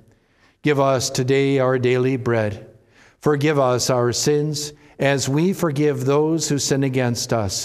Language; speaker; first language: English; native; English